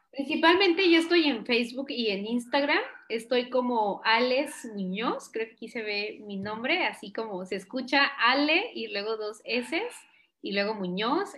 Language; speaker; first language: Spanish; native; Spanish